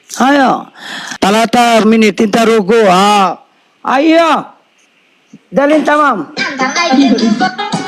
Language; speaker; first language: Arabic; non-native, learner; Bangla